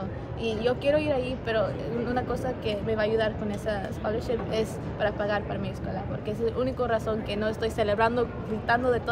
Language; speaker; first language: Spanish; early bilingual, heritage; Spanish